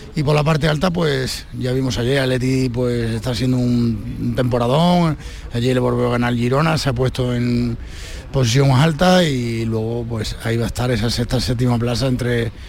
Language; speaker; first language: Spanish; native; Spanish